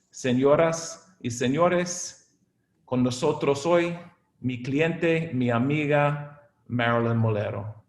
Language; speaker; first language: Spanish; non-native, fluent; English